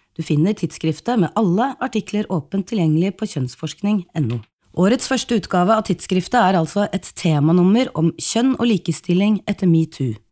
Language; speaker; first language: Norwegian; native; Norwegian